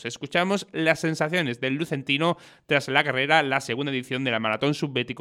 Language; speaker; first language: Spanish; native; Spanish